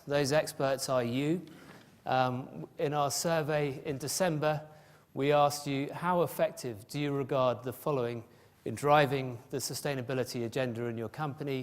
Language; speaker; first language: English; native; English